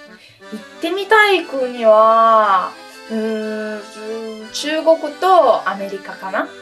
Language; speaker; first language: Japanese; non-native, fluent; Italian